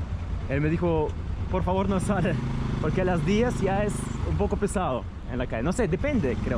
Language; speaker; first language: Spanish; non-native, fluent; Russian